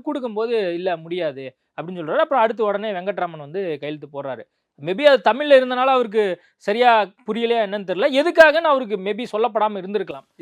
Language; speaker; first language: Tamil; native; Tamil